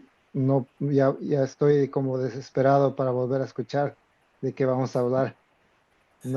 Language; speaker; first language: Spanish; non-native, fluent; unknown